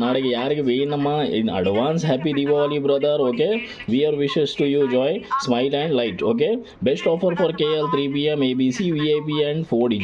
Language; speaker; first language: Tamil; non-native, local second language; Malayalam